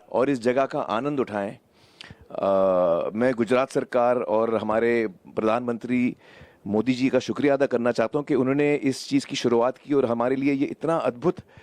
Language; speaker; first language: Hindi; native; Hindi